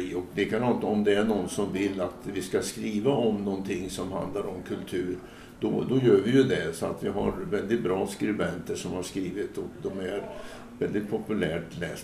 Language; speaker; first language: Swedish; native; Swedish